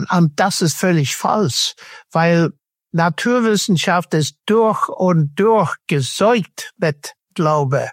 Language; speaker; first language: German; non-native, fluent; English